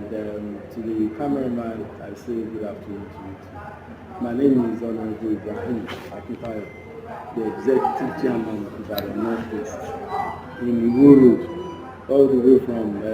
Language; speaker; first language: English; non-native, local second language; Yoruba